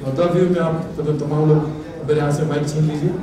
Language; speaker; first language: Hindi; native; Hindi